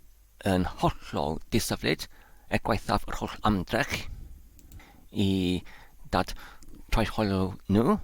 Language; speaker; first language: Welsh; non-native, learner; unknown